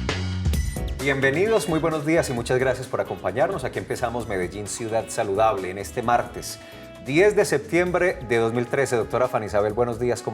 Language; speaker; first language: Spanish; native; Spanish